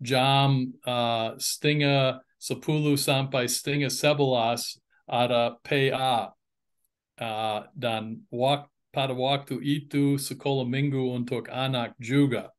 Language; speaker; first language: Indonesian; non-native, fluent; English